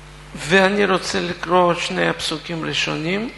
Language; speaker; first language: Hebrew; non-native, fluent; Russian